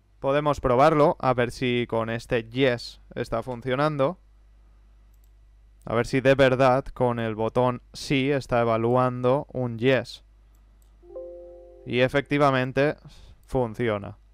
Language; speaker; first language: Spanish; native; Spanish